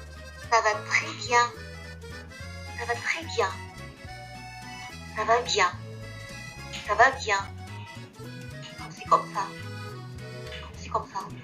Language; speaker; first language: French; non-native, fluent; Indonesian